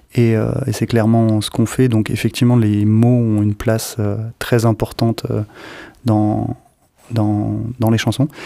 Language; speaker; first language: French; native; French